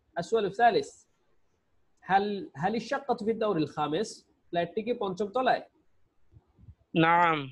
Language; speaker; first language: Arabic; non-native, fluent; Bangla